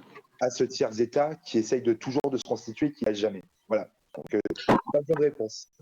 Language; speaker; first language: French; native; French